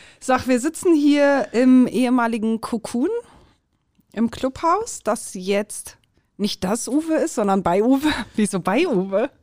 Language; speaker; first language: German; native; German